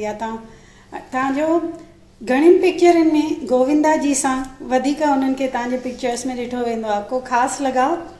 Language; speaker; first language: Sindhi; native; Sindhi